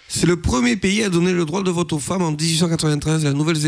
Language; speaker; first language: French; native; French